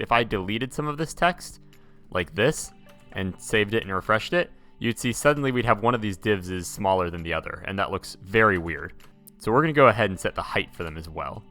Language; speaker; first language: English; native; English